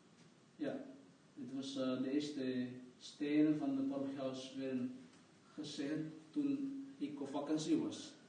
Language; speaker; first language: Dutch; non-native, fluent; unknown